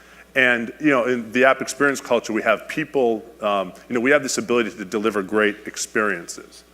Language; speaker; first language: English; native; English